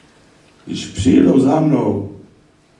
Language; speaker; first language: Slovak; non-native, fluent; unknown